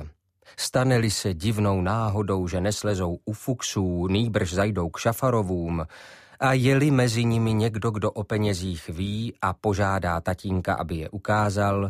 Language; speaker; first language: Czech; native; Czech